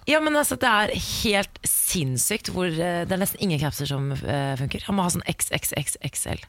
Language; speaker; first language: Norwegian; early bilingual, other home language; English